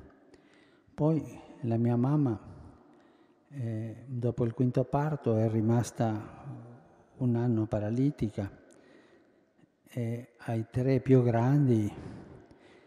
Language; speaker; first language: Italian; early bilingual, heritage; Spanish